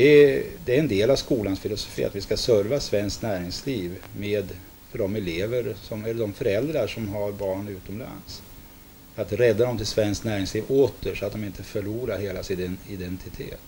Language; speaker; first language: Swedish; native; Swedish